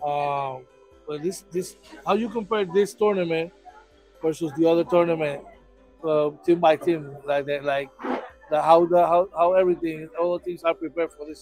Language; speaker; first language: English; non-native, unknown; Spanish